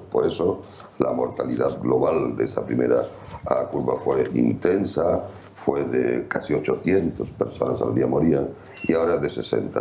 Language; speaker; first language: Spanish; native; Spanish